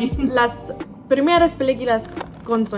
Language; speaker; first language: Spanish; non-native, learner; English